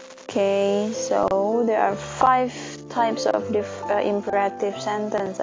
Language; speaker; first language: English; non-native, fluent; Indonesian